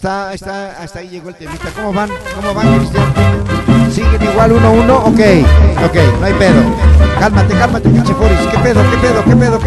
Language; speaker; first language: Spanish; native; Spanish